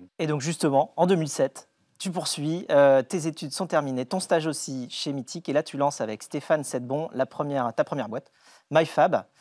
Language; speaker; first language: French; native; French